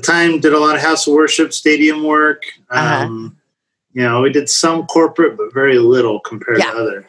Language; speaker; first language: English; native; English